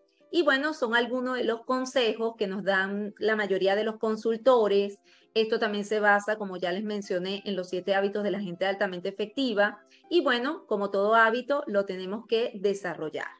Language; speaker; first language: Spanish; native; Spanish